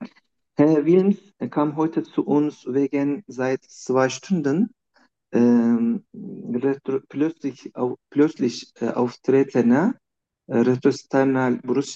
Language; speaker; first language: German; non-native, learner; Turkish